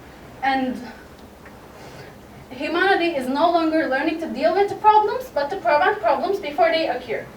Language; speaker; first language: English; non-native, fluent; Turkish